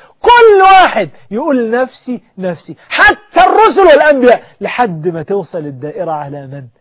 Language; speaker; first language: Arabic; native; Arabic